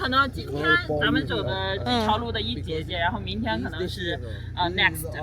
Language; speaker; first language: Chinese; native; Chinese